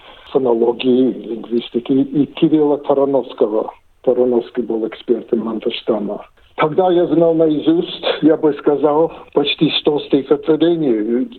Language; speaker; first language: Russian; non-native, fluent; English